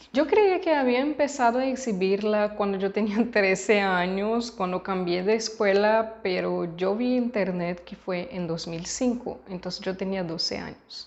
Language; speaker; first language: Spanish; non-native, fluent; Portuguese